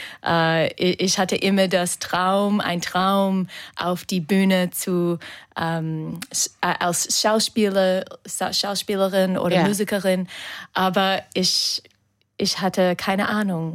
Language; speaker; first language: German; non-native, learner; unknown